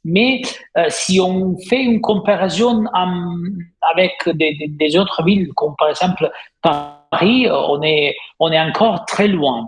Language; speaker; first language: French; non-native, fluent; Italian